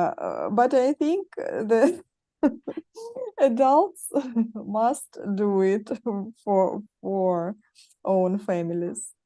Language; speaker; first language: English; non-native, learner; Russian